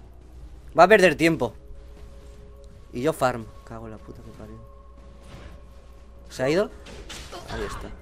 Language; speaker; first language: Spanish; native; Spanish